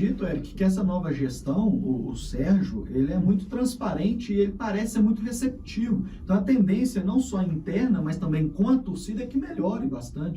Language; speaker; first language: Portuguese; native; Portuguese